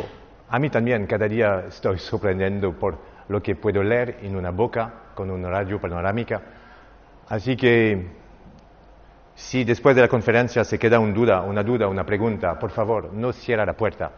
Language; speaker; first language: Spanish; non-native, learner; French